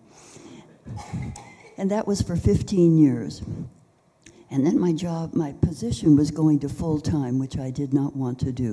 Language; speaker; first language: English; native; English